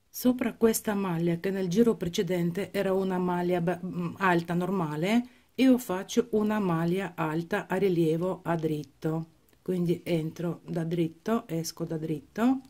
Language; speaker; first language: Italian; non-native, fluent; Ukrainian